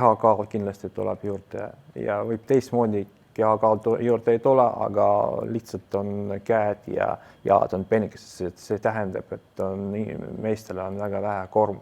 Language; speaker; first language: Estonian; non-native, local second language; Russian